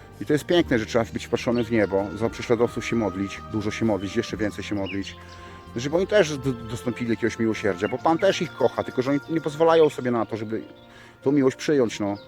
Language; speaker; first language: Polish; native; Polish